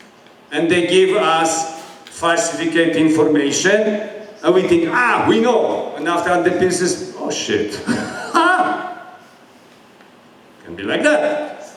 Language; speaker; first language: English; non-native, learner; Polish